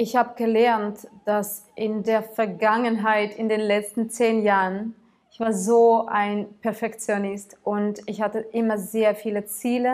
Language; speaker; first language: German; non-native, fluent; Tatar